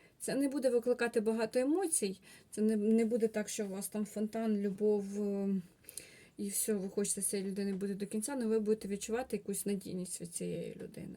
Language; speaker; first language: Ukrainian; non-native, local second language; Russian